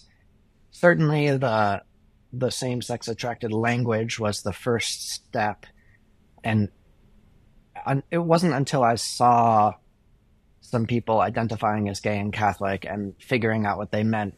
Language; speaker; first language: English; native; English